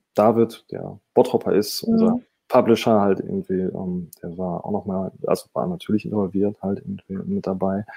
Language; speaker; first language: German; native; German